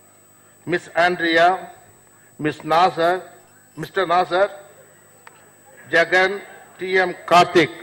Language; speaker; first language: Tamil; native; Tamil